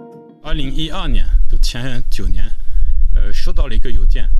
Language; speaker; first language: Chinese; non-native, fluent; French